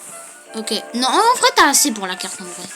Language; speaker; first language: French; native; French